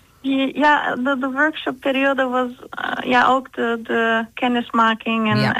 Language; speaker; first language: Dutch; non-native, learner; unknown